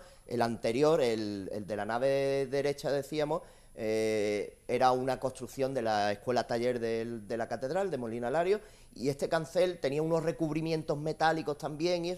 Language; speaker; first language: Spanish; native; Spanish